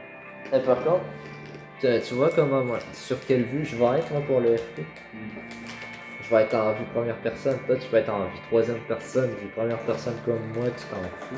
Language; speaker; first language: French; native; French